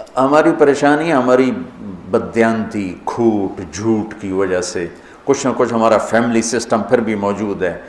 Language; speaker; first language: Urdu; non-native, local second language; Punjabi